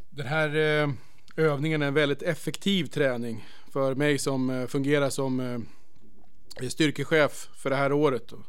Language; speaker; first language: Swedish; native; Swedish